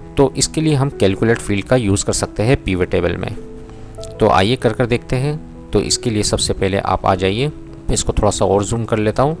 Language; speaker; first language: Urdu; non-native, local second language; Punjabi